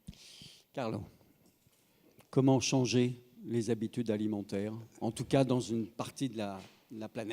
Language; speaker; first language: French; native; French